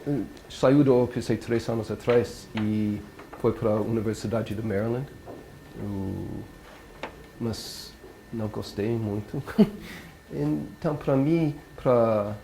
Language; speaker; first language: Portuguese; non-native, learner; English